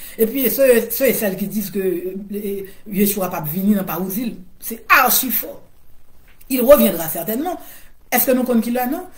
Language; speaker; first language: French; non-native, local second language; Haitian Creole